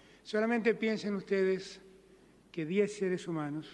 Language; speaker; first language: Spanish; native; Spanish